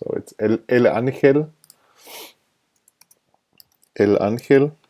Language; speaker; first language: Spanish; non-native, fluent; English